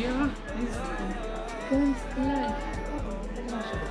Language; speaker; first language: German; non-native, learner; Romanian